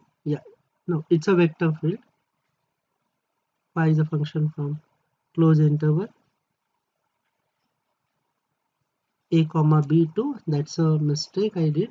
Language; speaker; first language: English; non-native, local second language; Marathi